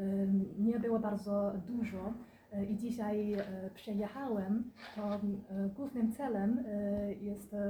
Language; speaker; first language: Polish; non-native, fluent; Chinese